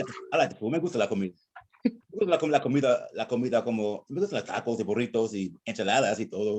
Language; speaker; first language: Spanish; non-native, learner; English